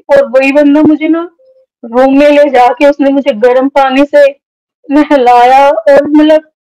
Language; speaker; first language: Hindi; native; Hindi